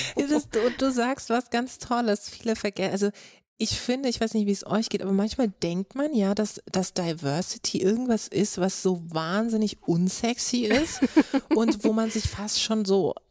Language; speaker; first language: German; native; German